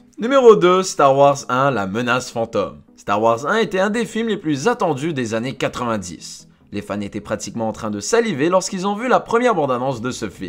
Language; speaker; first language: French; native; French